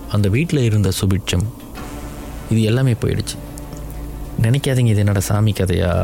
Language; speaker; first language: Tamil; early bilingual, heritage; Tamil